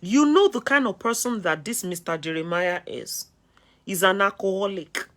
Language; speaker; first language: English; non-native, local second language; Yoruba